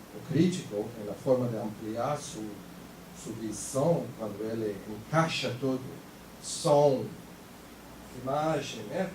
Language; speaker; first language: Portuguese; non-native, fluent; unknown